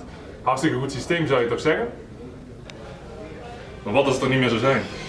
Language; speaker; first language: Dutch; native; Dutch